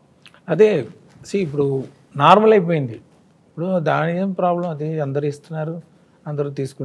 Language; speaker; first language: Telugu; non-native, fluent; Tamil